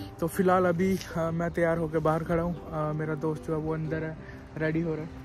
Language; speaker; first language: Hindi; non-native, local second language; Dogri